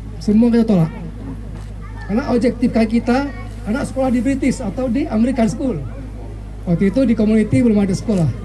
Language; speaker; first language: Indonesian; native; Indonesian